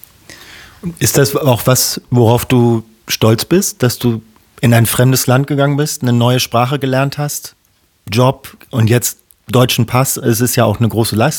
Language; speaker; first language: German; native; German